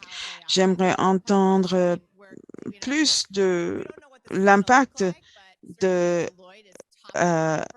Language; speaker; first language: French; non-native, fluent; English